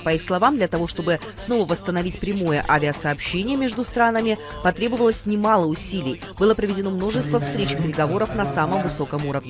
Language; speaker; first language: Russian; native; Russian